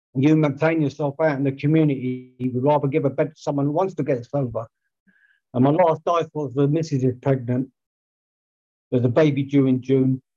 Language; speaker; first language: English; native; English